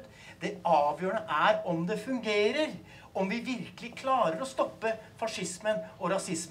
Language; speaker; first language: Norwegian; native; Norwegian